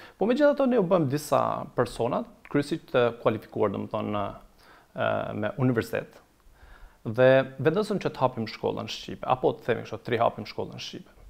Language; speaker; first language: Albanian; native; Albanian